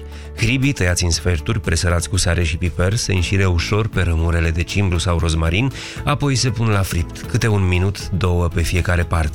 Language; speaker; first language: Romanian; native; Romanian